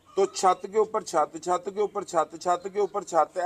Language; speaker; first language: Urdu; non-native, local second language; Punjabi